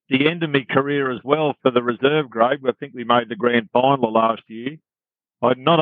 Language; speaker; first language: English; native; English